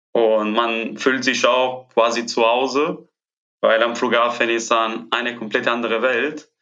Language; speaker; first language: German; non-native, fluent; Italian